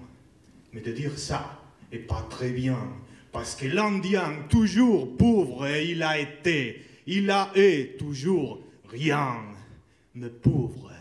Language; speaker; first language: French; non-native, learner; Spanish